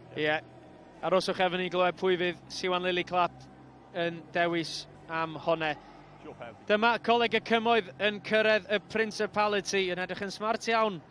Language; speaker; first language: Welsh; native; Welsh